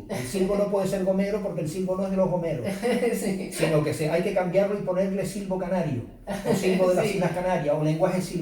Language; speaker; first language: Spanish; native; Spanish